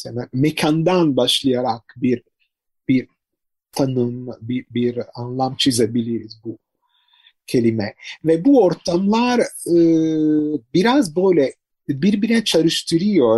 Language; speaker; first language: Turkish; non-native, fluent; Italian